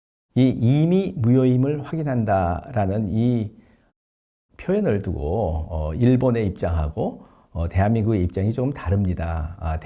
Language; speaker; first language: Korean; native; Korean